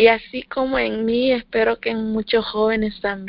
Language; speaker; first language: Spanish; native; Spanish